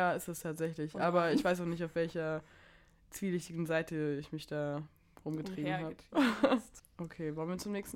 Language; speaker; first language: German; native; German